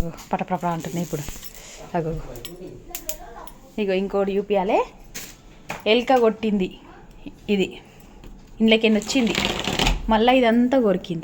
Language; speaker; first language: Telugu; native; Telugu